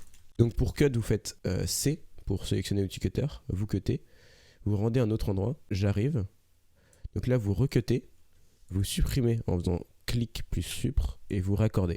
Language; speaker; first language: French; native; French